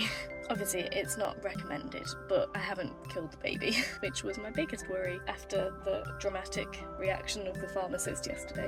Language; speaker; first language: English; native; English